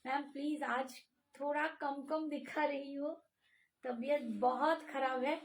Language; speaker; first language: Hindi; non-native, local second language; Bangla